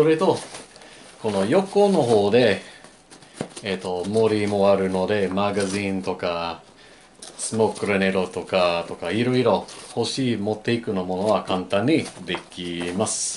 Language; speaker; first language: Japanese; non-native, learner; English